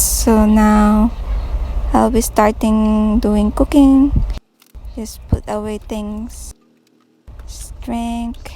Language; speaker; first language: English; non-native, local second language; Filipino